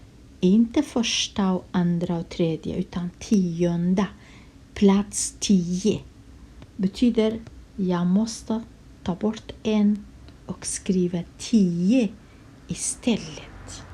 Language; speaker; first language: Swedish; non-native, fluent; Kurdish